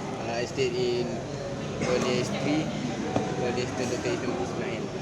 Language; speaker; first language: English; non-native, learner; Malay